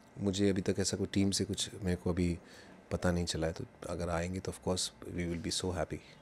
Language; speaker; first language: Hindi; non-native, local second language; Punjabi